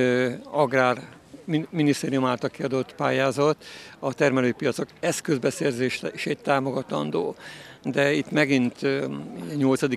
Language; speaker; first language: Hungarian; native; Hungarian